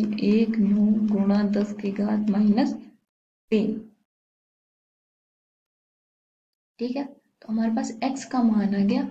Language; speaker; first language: Hindi; native; Hindi